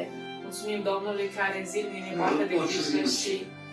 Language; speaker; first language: Romanian; native; Romanian